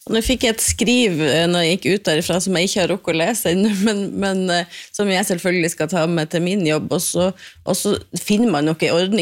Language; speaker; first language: Norwegian; native; Norwegian